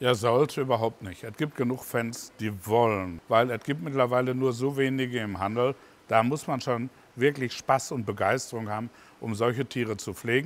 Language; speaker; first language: German; native; German